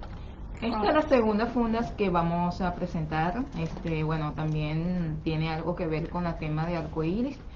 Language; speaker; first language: Spanish; non-native, fluent; Chinese